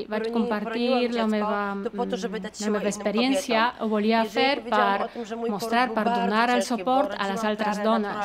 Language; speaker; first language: Catalan; non-native, learner; Polish